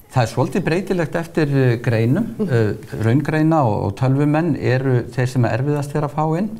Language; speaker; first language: Icelandic; native; Icelandic